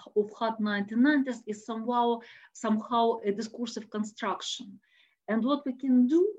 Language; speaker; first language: English; non-native, fluent; Russian